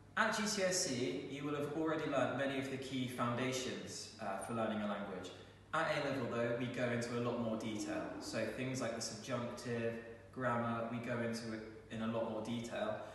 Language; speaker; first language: English; native; English